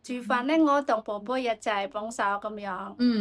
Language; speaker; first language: Cantonese; non-native, learner; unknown